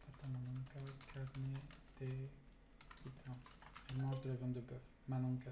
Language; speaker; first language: Romanian; non-native, learner; French